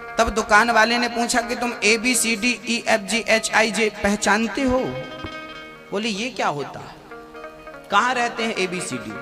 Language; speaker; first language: Hindi; native; Hindi